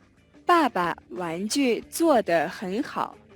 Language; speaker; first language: Chinese; non-native, learner; Mongolian